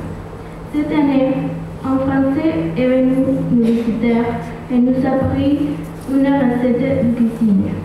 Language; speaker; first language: French; non-native, learner; Spanish